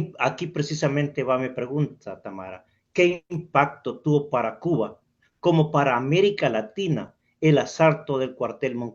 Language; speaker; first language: Spanish; native; Spanish